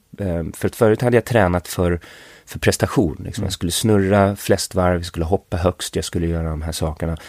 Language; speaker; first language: Swedish; early bilingual, other home language; English